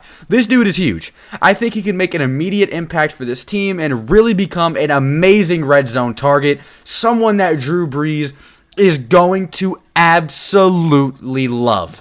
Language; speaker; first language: English; native; English